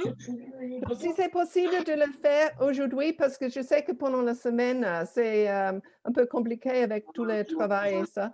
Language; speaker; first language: French; non-native, fluent; English